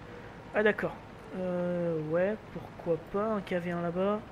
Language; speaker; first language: French; native; French